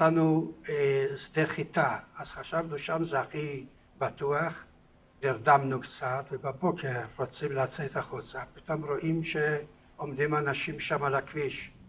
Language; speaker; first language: Hebrew; non-native, fluent; Yiddish